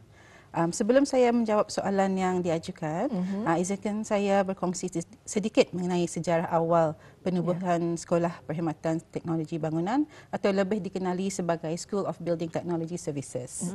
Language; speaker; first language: Malay; native; Malay